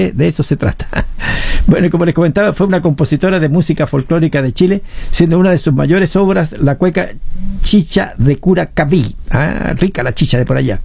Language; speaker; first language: Spanish; native; Spanish